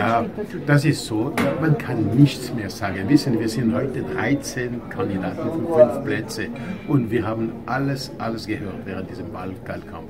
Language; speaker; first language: German; non-native, local second language; French